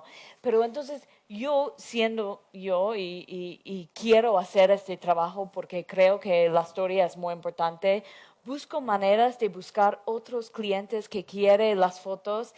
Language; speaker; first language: Spanish; non-native, fluent; English